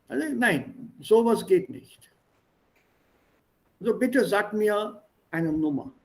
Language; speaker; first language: German; non-native, fluent; Hindi